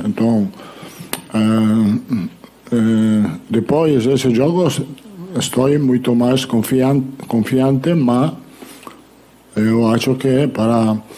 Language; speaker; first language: Portuguese; non-native, learner; Italian